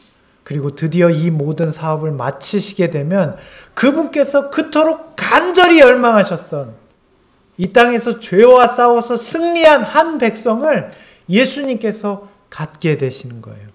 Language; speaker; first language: Korean; native; Korean